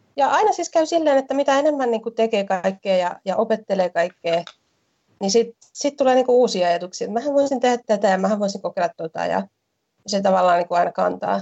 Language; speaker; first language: Finnish; native; Finnish